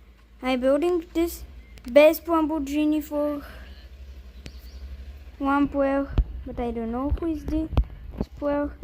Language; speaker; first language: English; non-native, learner; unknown